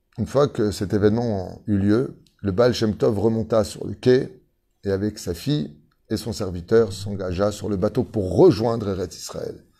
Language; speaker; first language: French; native; French